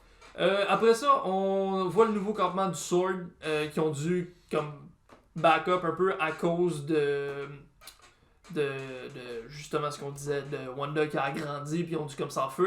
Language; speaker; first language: French; native; French